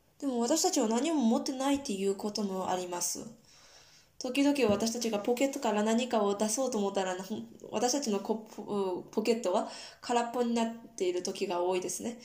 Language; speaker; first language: Japanese; non-native, fluent; Korean